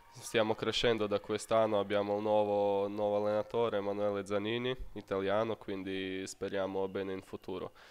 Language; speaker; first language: Italian; non-native, fluent; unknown